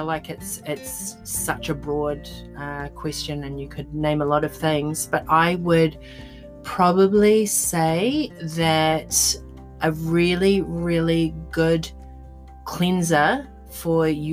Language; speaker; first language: English; native; English